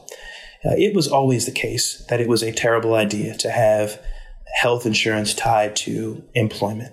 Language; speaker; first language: English; native; English